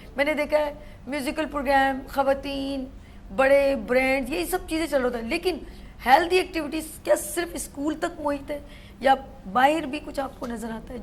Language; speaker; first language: Urdu; native; Urdu